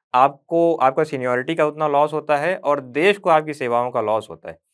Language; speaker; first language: Hindi; native; Hindi